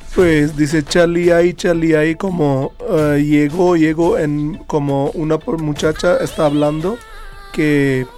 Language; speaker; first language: Spanish; non-native, fluent; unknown